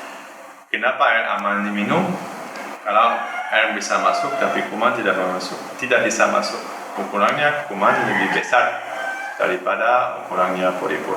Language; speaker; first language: Indonesian; non-native, learner; Dutch